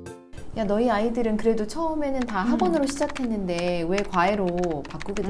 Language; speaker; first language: Korean; native; Korean